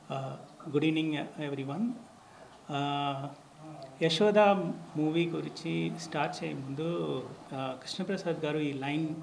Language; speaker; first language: Telugu; non-native, learner; Tamil